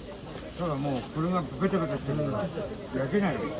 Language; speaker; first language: Japanese; native; Japanese